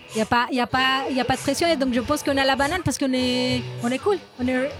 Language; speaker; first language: French; non-native, fluent; Spanish